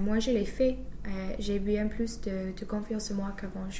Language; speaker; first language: French; non-native, fluent; English